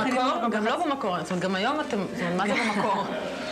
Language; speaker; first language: Hebrew; native; Hebrew